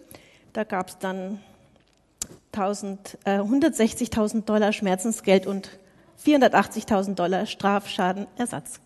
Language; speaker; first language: German; native; German